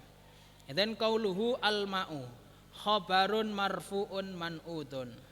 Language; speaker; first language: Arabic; non-native, fluent; Javanese